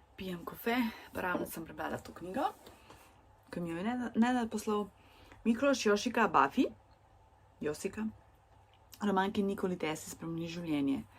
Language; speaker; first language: Slovenian; early bilingual, other home language; Serbian